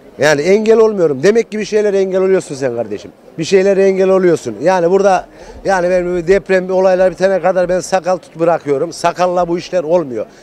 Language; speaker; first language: Turkish; native; Turkish